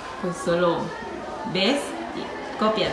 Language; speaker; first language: Spanish; native; Spanish